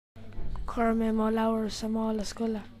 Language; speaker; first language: Irish; non-native, local second language; English